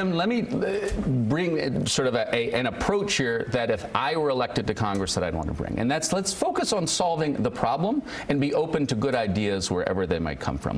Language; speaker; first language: English; native; English